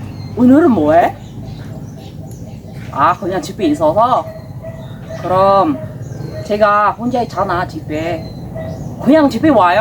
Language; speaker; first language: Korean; non-native, learner; Filipino